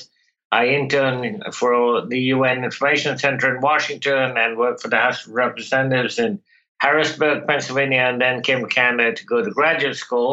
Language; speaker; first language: English; non-native, local second language; Bangla